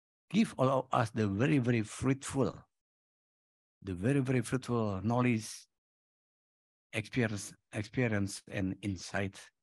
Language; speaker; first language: English; non-native, fluent; Indonesian